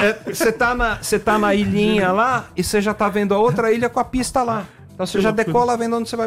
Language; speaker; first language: Portuguese; native; Portuguese